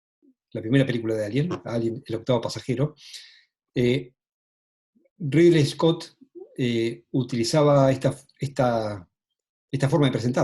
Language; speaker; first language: Spanish; native; Spanish